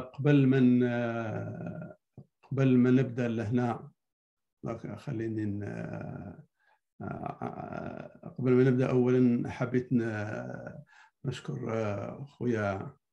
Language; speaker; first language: Arabic; native; Arabic